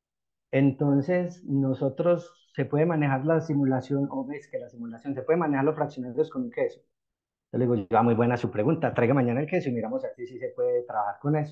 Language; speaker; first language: Spanish; native; Spanish